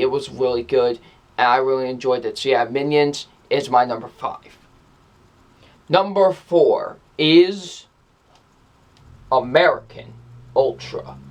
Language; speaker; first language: English; native; English